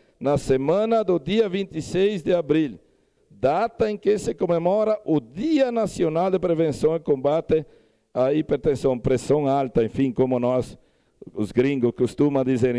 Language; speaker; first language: Portuguese; native; Portuguese